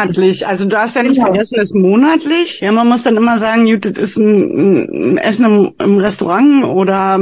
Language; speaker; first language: German; native; German